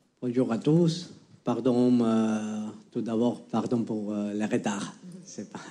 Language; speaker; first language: French; non-native, fluent; Spanish